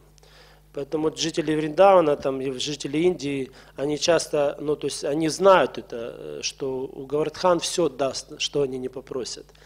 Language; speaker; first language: Russian; native; Russian